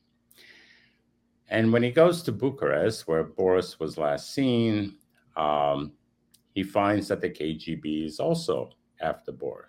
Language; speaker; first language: English; non-native, fluent; Romanian